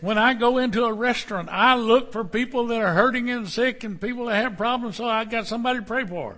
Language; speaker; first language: English; native; English